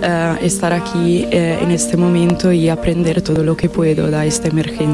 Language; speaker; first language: Spanish; non-native, fluent; Italian